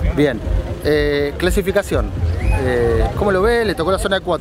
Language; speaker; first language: Spanish; native; Spanish